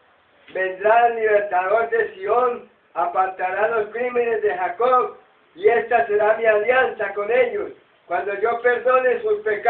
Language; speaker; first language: Spanish; native; Spanish